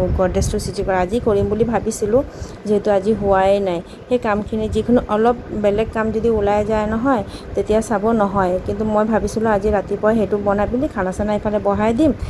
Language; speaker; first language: Assamese; native; Assamese